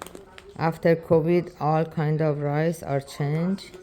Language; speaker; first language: English; non-native, learner; Persian